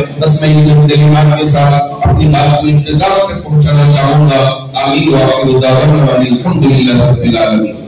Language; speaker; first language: Urdu; native; Urdu